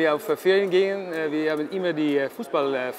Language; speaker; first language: German; non-native, learner; Dutch